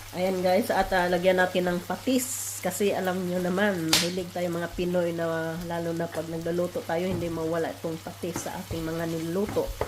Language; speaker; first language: Filipino; non-native, local second language; Cebuano